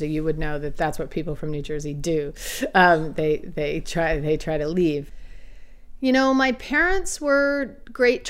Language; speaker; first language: English; native; English